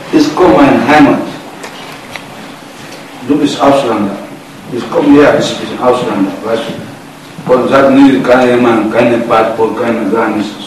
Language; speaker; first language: German; non-native, learner; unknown